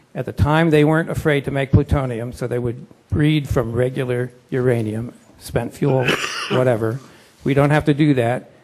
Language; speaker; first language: English; native; English